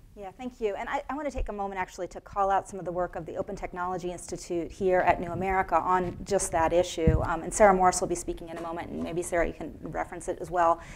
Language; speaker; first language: English; native; English